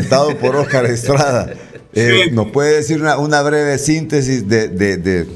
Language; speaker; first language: Spanish; native; Spanish